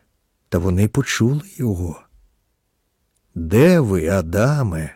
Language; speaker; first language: Ukrainian; native; Ukrainian